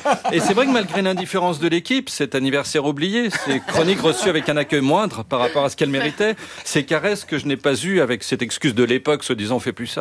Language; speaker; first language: French; native; French